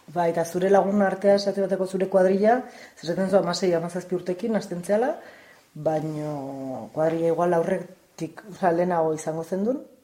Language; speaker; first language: Basque; native; Basque